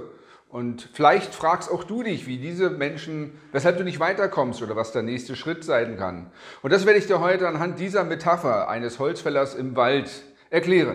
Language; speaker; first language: German; native; German